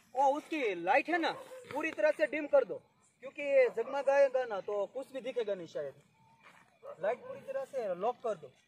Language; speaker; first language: Hindi; non-native, local second language; Gujarati